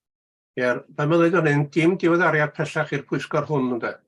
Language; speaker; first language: Welsh; native; Welsh